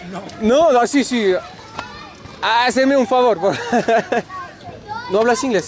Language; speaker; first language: Spanish; non-native, learner; French